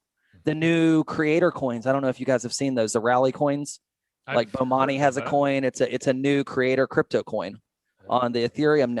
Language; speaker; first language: English; native; English